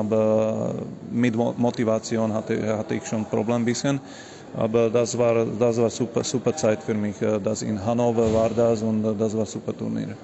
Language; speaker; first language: German; non-native, learner; Slovak